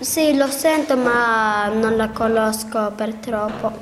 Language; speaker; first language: Italian; early bilingual, other home language; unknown